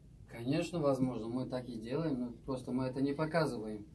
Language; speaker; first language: Russian; non-native, local second language; Uzbek